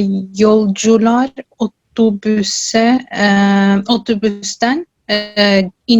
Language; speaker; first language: Turkish; non-native, learner; Urdu